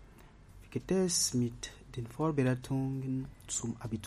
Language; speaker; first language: German; non-native, learner; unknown